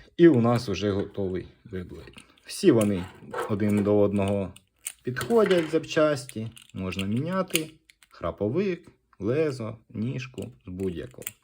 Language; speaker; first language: Ukrainian; non-native, local second language; Russian